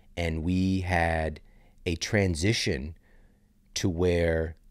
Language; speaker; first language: English; native; English